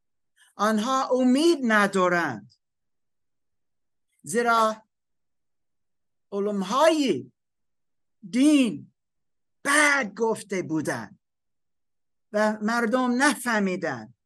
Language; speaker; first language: Persian; non-native, learner; German